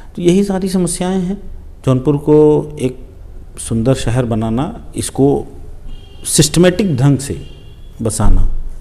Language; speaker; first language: Hindi; native; Hindi